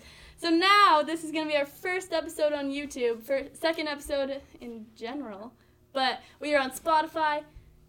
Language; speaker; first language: English; native; English